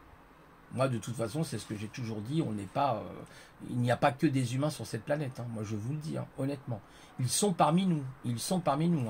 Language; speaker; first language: French; native; French